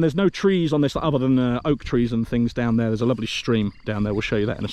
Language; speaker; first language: English; native; English